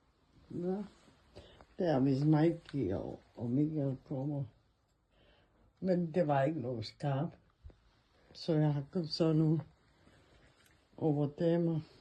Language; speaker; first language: Danish; non-native, learner; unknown